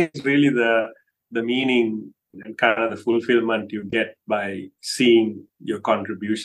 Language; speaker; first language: English; non-native, local second language; Sinhala